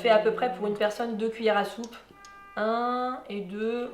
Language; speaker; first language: French; native; French